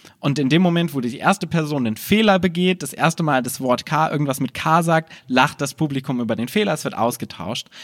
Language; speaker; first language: German; native; German